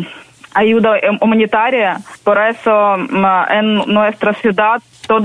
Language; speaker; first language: Spanish; non-native, fluent; Ukrainian